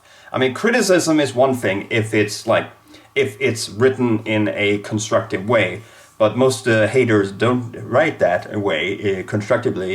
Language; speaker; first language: English; non-native, fluent; Swedish